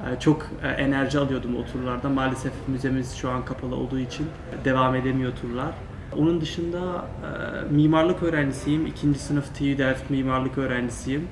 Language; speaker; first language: Turkish; early bilingual, heritage; Turkish